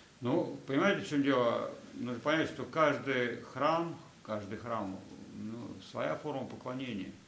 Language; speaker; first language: Russian; native; Russian